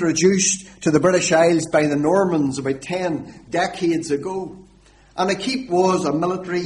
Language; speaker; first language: English; native; English